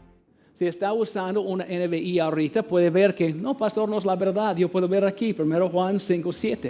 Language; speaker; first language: Spanish; non-native, fluent; English